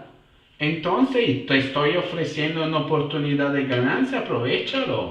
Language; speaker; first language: Spanish; non-native, fluent; Italian